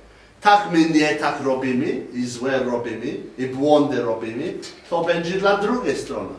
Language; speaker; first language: Polish; non-native, learner; English